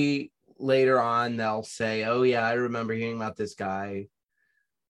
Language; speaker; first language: English; native; English